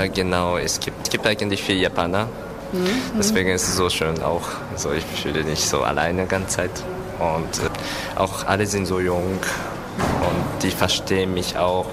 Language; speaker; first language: German; non-native, learner; Japanese